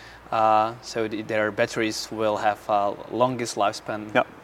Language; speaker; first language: English; non-native, fluent; Czech